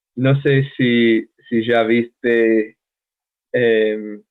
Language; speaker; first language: Spanish; non-native, learner; English